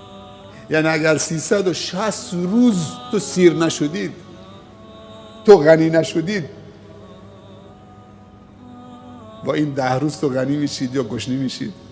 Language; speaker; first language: Persian; native; Persian